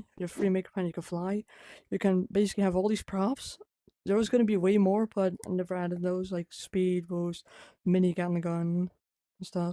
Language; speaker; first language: English; non-native, fluent; Dutch